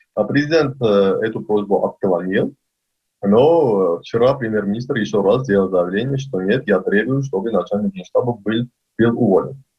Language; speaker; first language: Russian; non-native, local second language; Armenian